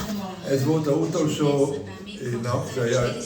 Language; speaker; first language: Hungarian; early bilingual, heritage; Hungarian